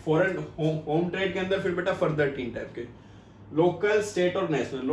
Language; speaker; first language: Hindi; native; Hindi